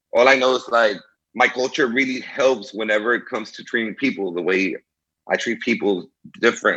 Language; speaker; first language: English; early bilingual, other home language; Spanish